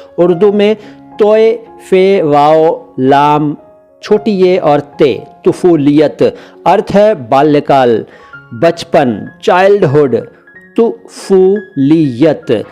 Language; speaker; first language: Hindi; native; Hindi